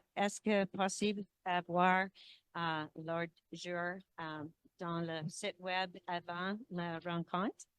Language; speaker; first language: French; non-native, learner; English